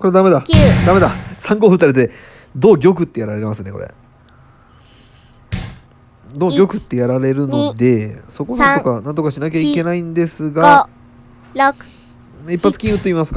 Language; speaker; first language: Japanese; native; Japanese